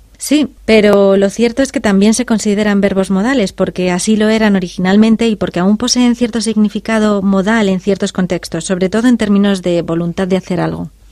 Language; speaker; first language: Spanish; native; Spanish